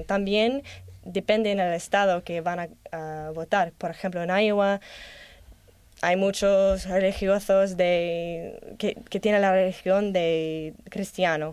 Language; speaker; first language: Spanish; non-native, learner; English